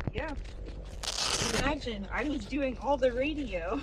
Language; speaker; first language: English; native; English